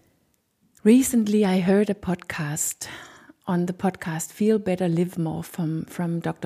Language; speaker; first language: English; non-native, fluent; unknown